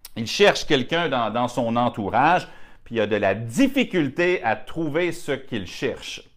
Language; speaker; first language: French; native; French